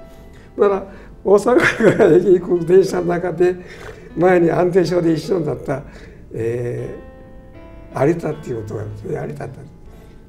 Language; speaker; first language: Japanese; native; Japanese